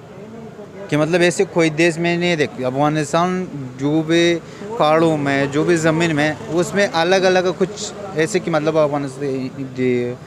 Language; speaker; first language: Hindi; non-native, learner; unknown